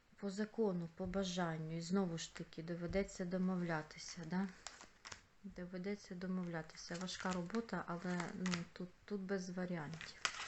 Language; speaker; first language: Ukrainian; non-native, local second language; Russian